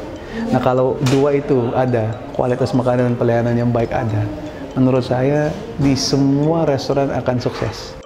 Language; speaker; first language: Indonesian; non-native, fluent; Filipino